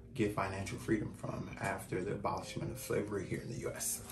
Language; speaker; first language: English; native; English